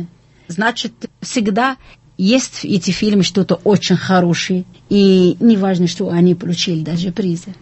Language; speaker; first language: Russian; non-native, fluent; Arabic